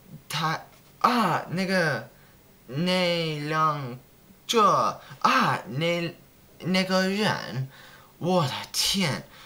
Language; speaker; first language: Chinese; non-native, learner; English